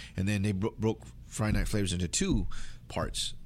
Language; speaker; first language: English; native; English